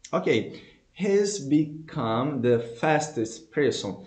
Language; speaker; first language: English; non-native, fluent; Portuguese